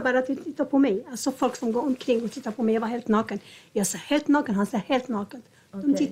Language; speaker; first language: Swedish; non-native, learner; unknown